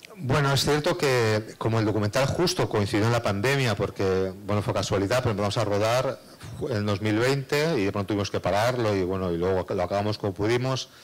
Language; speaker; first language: Spanish; native; Spanish